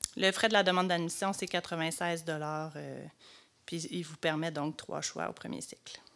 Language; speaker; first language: French; native; French